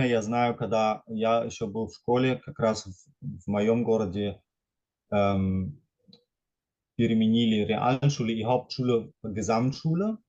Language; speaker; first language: Russian; non-native, fluent; German